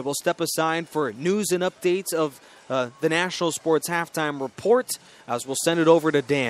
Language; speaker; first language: English; native; English